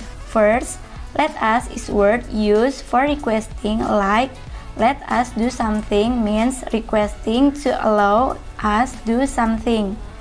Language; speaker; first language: English; non-native, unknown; Indonesian